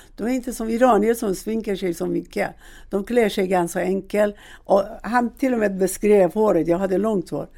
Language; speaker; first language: Swedish; non-native, fluent; Persian